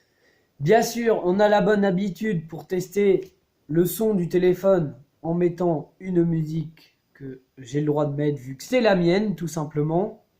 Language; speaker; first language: French; native; French